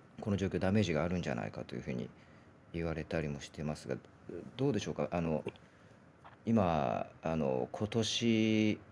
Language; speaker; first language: Japanese; native; Japanese